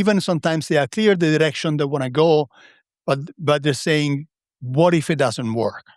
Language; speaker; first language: English; non-native, fluent; Italian